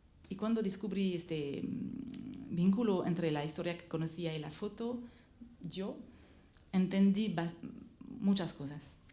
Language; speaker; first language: Spanish; non-native, learner; French